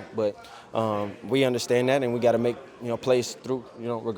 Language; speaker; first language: English; native; English